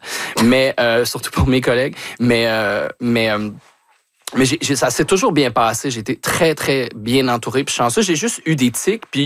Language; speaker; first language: French; native; French